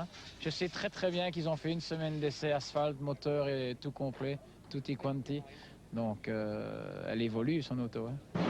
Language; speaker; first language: French; native; French